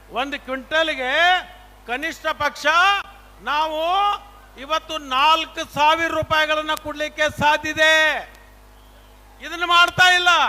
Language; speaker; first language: Kannada; native; Kannada